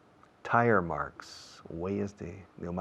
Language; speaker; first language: Spanish; non-native, fluent; English